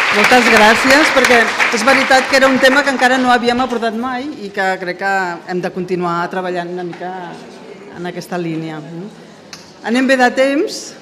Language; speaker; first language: Catalan; native; Catalan